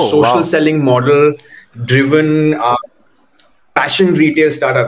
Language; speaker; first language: English; non-native, local second language; Hindi